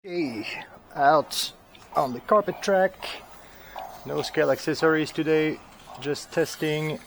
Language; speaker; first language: English; non-native, fluent; French